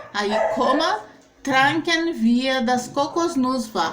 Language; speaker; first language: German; non-native, fluent; Portuguese